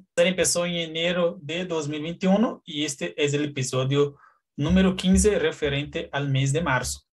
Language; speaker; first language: Spanish; non-native, fluent; Portuguese